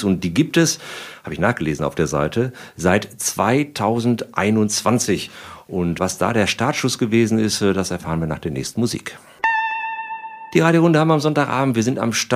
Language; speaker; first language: German; native; German